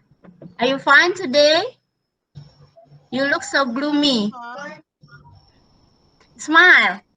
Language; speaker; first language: English; non-native, learner; Indonesian